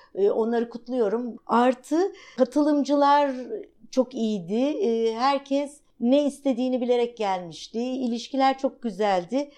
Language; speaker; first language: Turkish; native; Turkish